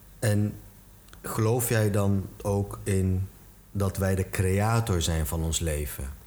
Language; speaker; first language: Dutch; early bilingual, other home language; Turkish